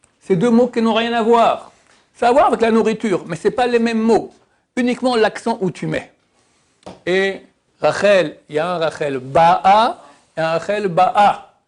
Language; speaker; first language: French; native; French